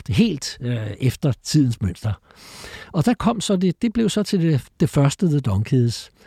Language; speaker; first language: Danish; native; Danish